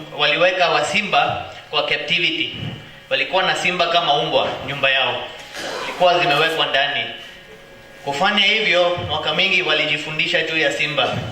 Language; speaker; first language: Swahili; non-native, local second language; Luo (Kenya and Tanzania)